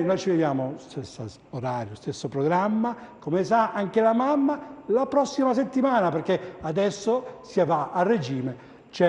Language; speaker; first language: Italian; native; Italian